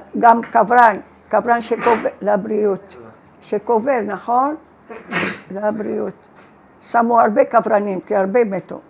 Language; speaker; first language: Hebrew; non-native, fluent; Arabic